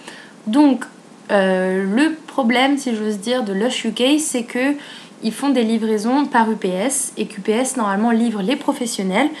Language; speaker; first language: French; native; French